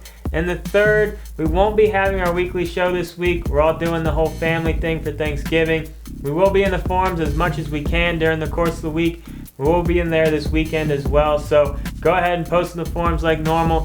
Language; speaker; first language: English; native; English